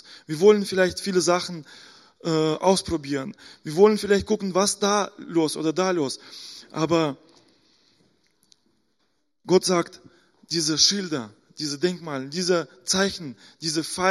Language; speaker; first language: German; non-native, fluent; Russian